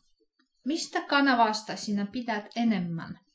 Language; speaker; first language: Finnish; non-native, fluent; Russian